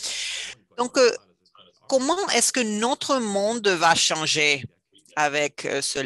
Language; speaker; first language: French; non-native, fluent; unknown